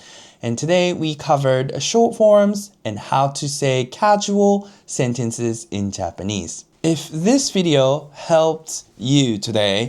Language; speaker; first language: English; non-native, fluent; Japanese